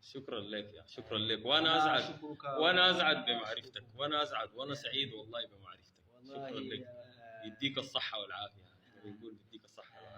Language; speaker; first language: Arabic; native; Arabic